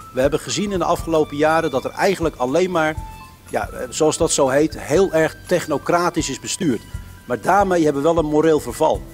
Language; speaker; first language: Dutch; early bilingual, other home language; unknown